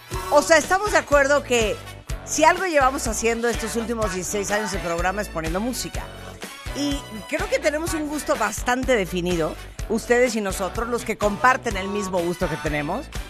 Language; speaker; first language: Spanish; native; Spanish